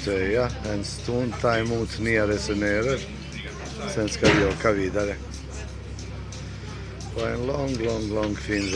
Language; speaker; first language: Swedish; non-native, fluent; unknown